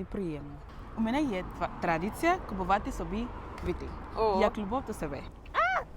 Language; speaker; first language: Ukrainian; non-native, learner; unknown